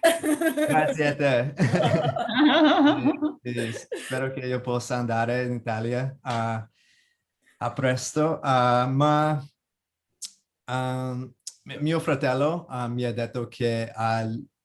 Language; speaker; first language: Italian; non-native, learner; English